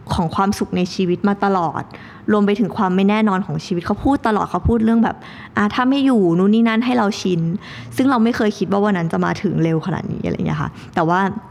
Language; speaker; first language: Thai; native; Thai